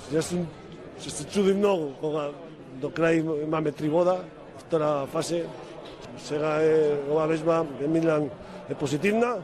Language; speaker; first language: Macedonian; non-native, learner; Spanish